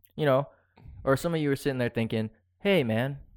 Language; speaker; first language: English; early bilingual, other home language; Filipino